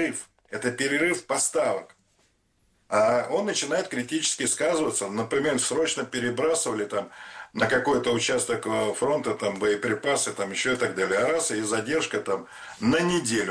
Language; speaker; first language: Russian; native; Russian